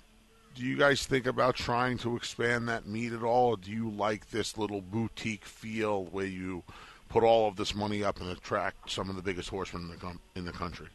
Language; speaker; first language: English; native; English